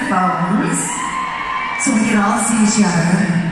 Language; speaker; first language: English; native; English